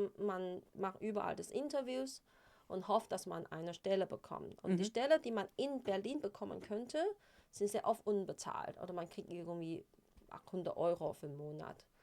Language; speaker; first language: German; non-native, fluent; Chinese